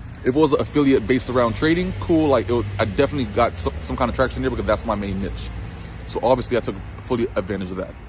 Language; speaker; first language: English; native; English